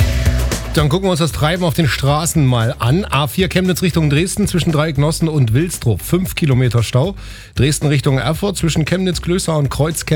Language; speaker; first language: German; native; German